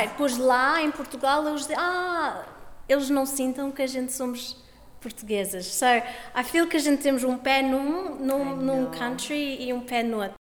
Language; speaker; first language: Portuguese; early bilingual, heritage; Portuguese